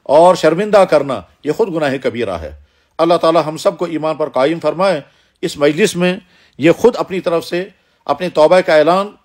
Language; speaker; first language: Urdu; non-native, local second language; Kashmiri